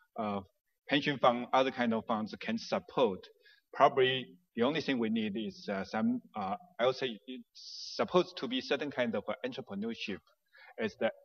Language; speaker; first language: English; non-native, fluent; Chinese